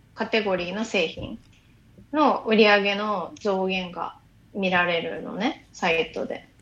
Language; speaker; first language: Japanese; native; Japanese